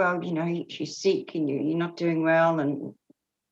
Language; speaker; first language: English; native; English